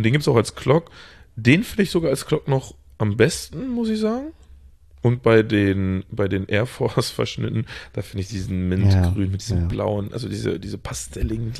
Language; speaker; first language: German; native; German